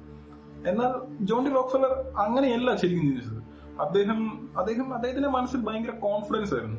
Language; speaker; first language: Malayalam; native; Malayalam